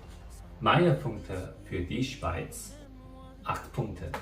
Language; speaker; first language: German; non-native, learner; Korean